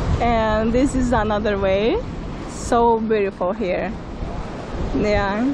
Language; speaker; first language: English; non-native, learner; Portuguese